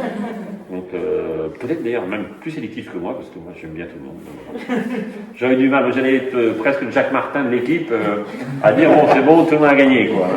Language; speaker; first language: French; native; French